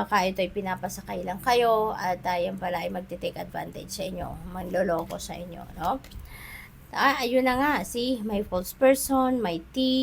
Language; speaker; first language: Filipino; native; Filipino